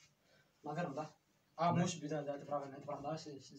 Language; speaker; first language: Russian; non-native, learner; Turkish